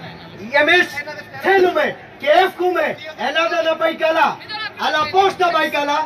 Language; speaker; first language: Greek; non-native, fluent; Urdu